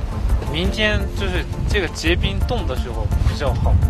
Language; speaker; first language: Chinese; non-native, fluent; Japanese